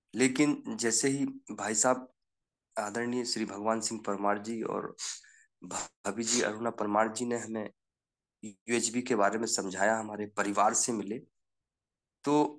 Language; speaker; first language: Hindi; native; Hindi